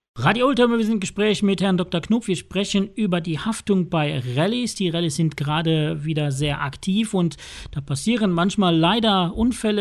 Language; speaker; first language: German; native; German